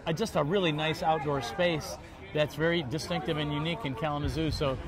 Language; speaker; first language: English; native; English